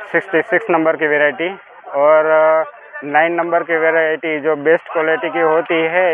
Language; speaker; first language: Hindi; non-native, local second language; Gujarati